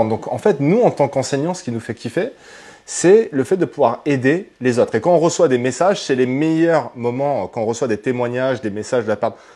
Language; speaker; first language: French; native; French